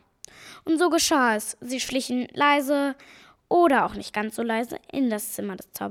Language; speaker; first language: German; native; German